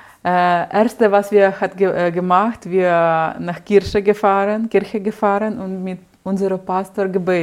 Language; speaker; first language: German; non-native, learner; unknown